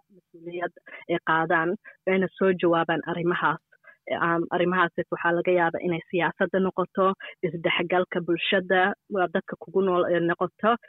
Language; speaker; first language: Somali; early bilingual, heritage; Somali